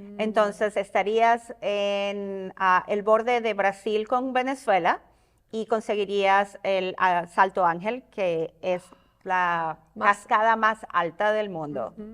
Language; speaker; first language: Spanish; native; Spanish